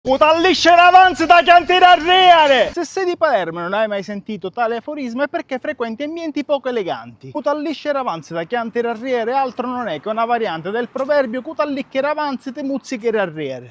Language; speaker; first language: Italian; native; Italian